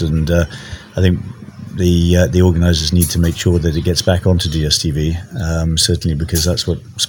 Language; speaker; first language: English; native; English